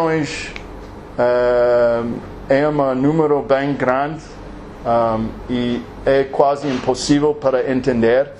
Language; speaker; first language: Portuguese; non-native, learner; English